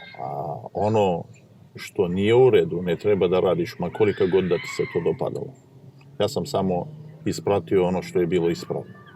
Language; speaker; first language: Serbian; non-native, fluent; Ossetic